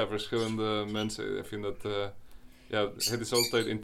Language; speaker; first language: Dutch; non-native, learner; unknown